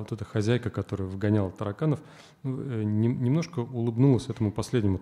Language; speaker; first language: Russian; native; Russian